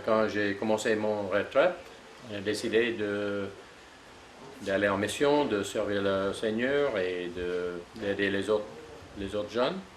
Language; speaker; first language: French; non-native, fluent; English